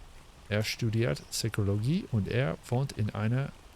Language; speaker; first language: German; non-native, learner; English